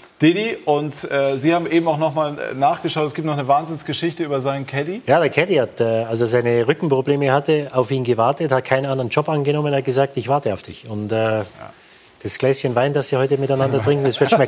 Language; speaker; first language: German; native; German